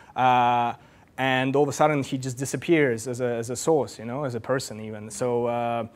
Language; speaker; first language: English; non-native, fluent; Russian